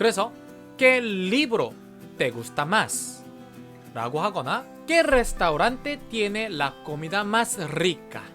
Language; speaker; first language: Spanish; non-native, fluent; Korean